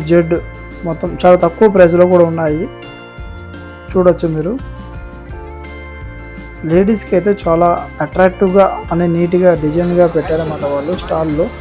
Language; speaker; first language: Telugu; native; Telugu